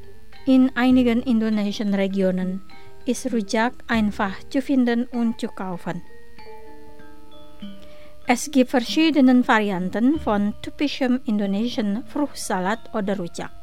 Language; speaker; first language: German; non-native, fluent; Indonesian